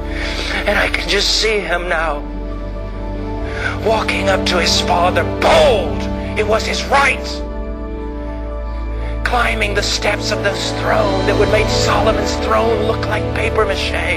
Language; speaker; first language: English; native; English